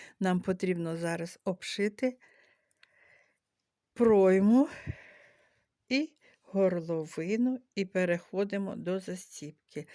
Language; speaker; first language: Ukrainian; native; Ukrainian